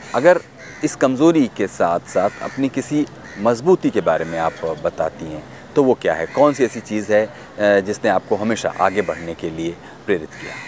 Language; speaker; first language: Hindi; native; Hindi